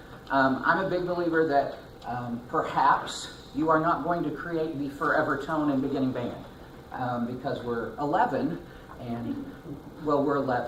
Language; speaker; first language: English; native; English